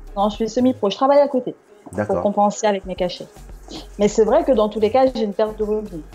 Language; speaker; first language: French; native; French